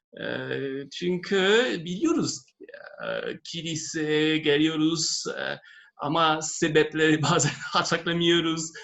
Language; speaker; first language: Turkish; non-native, fluent; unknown